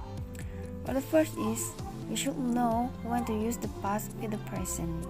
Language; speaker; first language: English; non-native, learner; Indonesian